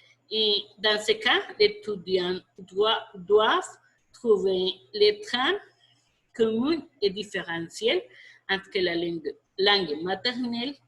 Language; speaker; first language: French; non-native, fluent; Spanish